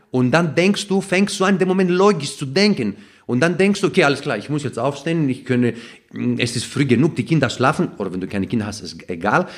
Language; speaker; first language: German; non-native, fluent; Greek